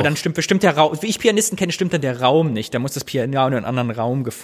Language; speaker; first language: German; native; German